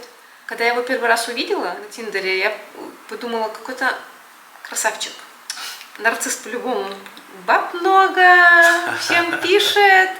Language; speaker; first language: Russian; native; Russian